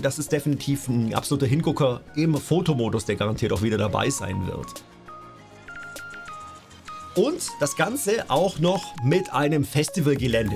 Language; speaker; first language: German; native; German